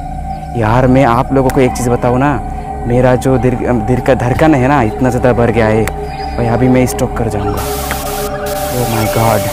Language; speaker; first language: Hindi; non-native, local second language; Bangla